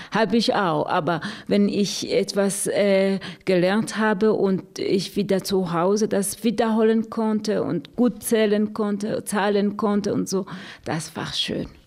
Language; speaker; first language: German; non-native, fluent; Rundi